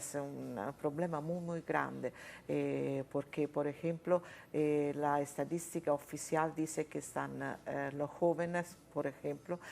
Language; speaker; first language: Spanish; non-native, fluent; Italian